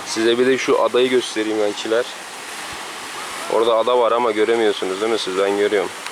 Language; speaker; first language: Turkish; native; Turkish